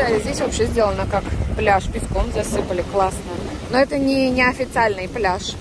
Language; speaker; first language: Russian; native; Russian